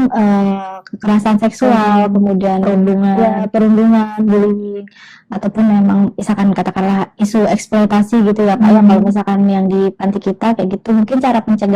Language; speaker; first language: Indonesian; native; Indonesian